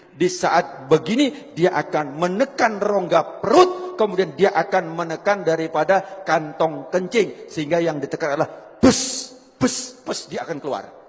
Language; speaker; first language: Indonesian; native; Indonesian